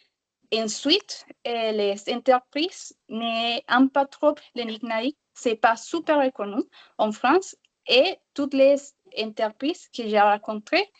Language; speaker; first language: French; non-native, learner; Spanish